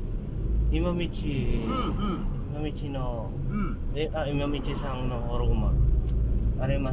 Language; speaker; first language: Japanese; non-native, learner; Filipino